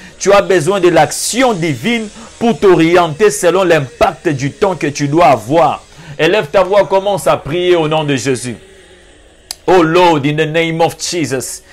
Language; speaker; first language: French; non-native, local second language; Lingala